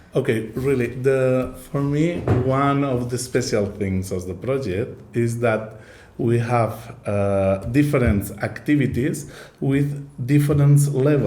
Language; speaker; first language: English; non-native, learner; Catalan